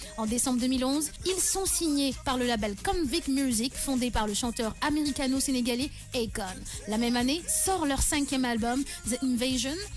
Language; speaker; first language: French; non-native, local second language; Wolof